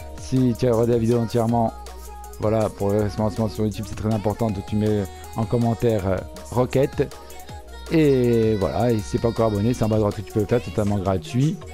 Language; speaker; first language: French; native; French